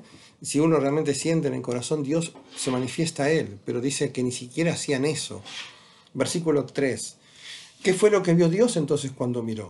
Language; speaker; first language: Spanish; native; Spanish